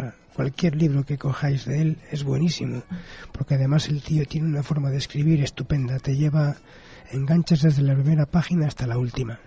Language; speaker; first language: Spanish; native; Spanish